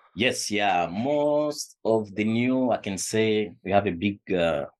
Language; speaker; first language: English; non-native, fluent; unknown